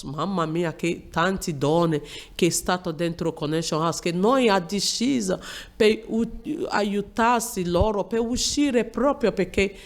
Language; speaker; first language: Italian; non-native, learner; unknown